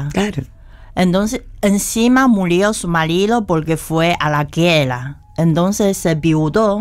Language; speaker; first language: Spanish; non-native, fluent; Chinese